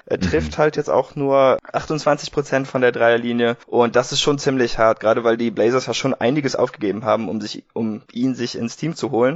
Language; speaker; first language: German; native; German